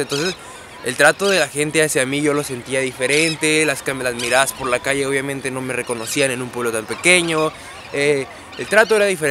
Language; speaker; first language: Spanish; native; Spanish